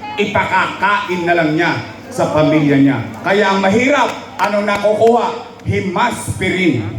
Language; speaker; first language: Filipino; native; Filipino